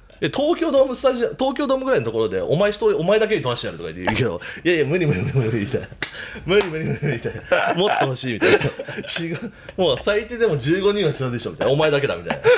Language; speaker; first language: Japanese; native; Japanese